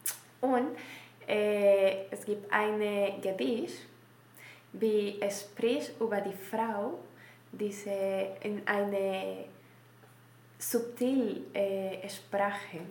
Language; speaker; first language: German; non-native, learner; Spanish